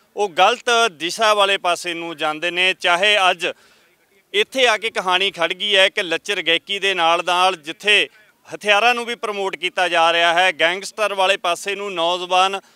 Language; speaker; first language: Punjabi; native; Punjabi